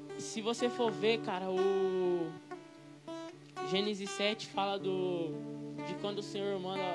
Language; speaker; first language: Portuguese; native; Portuguese